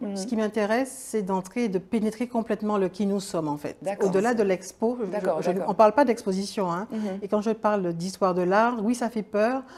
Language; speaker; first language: French; native; French